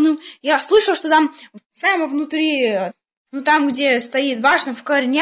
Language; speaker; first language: Russian; early bilingual, heritage; Russian